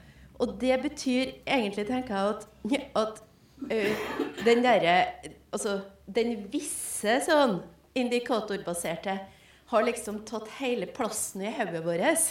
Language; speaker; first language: Norwegian; native; Norwegian